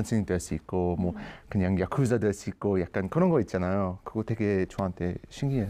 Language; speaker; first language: Korean; non-native, fluent; English